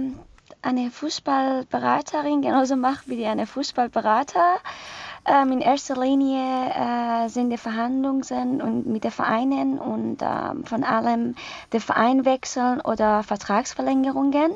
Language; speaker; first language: German; non-native, learner; Persian